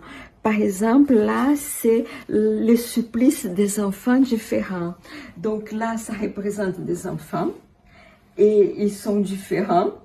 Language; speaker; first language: French; non-native, fluent; Portuguese